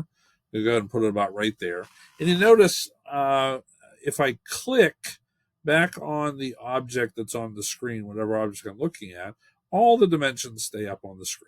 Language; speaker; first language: English; native; English